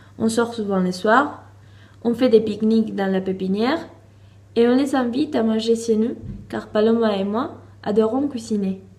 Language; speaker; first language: French; non-native, learner; Spanish